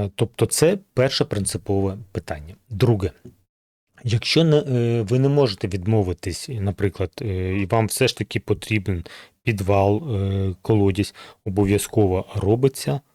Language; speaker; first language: Ukrainian; native; Ukrainian